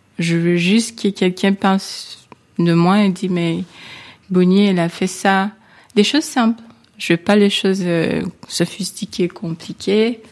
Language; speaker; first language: French; non-native, local second language; Kinyarwanda